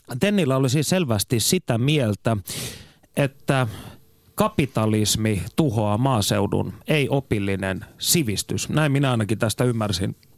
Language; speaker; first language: Finnish; native; Finnish